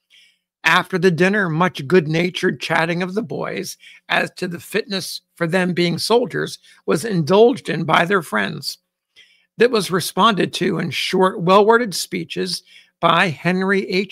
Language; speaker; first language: English; native; English